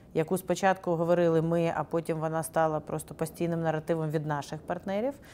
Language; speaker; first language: Ukrainian; native; Ukrainian